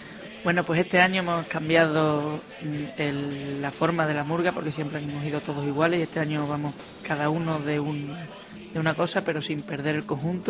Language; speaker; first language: Spanish; native; Spanish